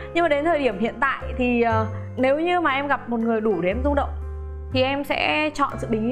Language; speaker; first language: Vietnamese; native; Vietnamese